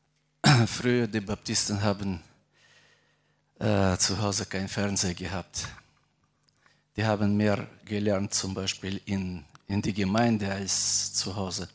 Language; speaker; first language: German; non-native, fluent; Russian